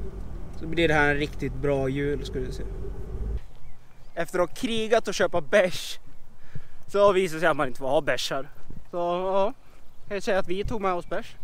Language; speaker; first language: Swedish; native; Swedish